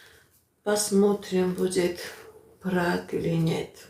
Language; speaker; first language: Russian; non-native, fluent; Armenian